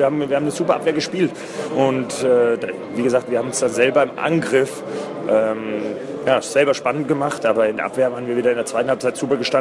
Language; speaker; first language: German; native; German